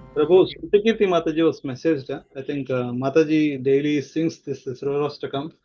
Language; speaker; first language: English; non-native, local second language; Telugu